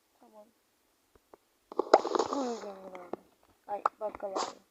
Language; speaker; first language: Turkish; native; Turkish